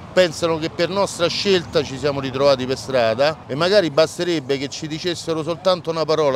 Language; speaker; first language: Italian; native; Italian